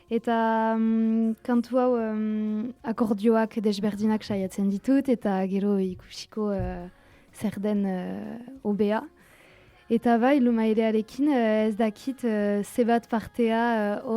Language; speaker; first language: Basque; non-native, local second language; French